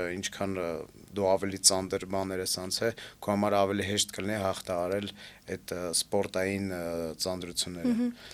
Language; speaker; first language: Armenian; early bilingual, heritage; Armenian